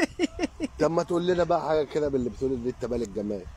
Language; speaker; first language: Arabic; native; Arabic